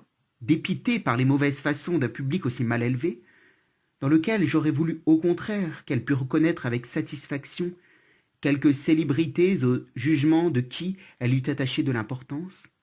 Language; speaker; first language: French; native; French